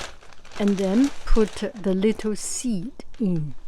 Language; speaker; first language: English; non-native, fluent; Chinese